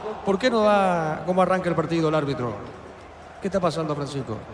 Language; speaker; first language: Spanish; native; Spanish